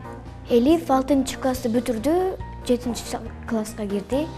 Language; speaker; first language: Kyrgyz; early bilingual, other home language; Turkish